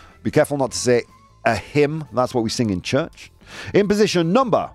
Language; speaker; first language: English; native; English